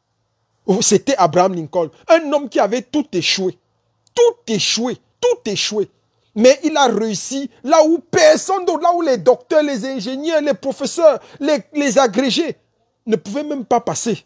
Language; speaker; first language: French; native; French